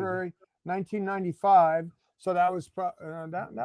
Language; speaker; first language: English; native; English